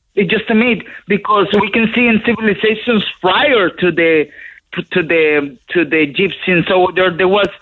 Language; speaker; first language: English; non-native, fluent; Spanish